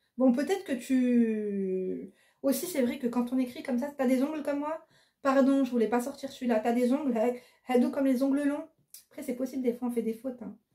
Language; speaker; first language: French; native; French